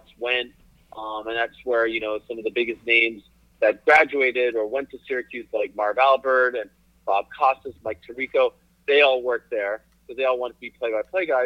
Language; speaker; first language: English; native; English